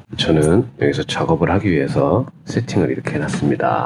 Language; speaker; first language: Korean; native; Korean